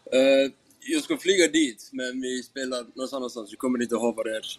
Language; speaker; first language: Swedish; non-native, fluent; Icelandic